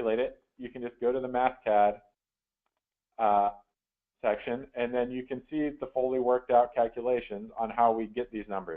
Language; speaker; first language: English; native; English